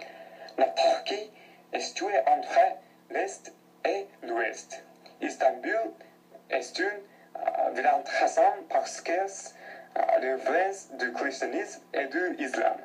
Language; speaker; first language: French; non-native, learner; Japanese